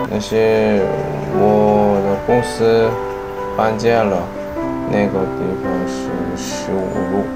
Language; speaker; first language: Chinese; non-native, learner; Korean